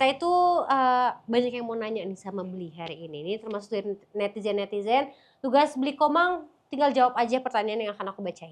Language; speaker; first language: Indonesian; native; Indonesian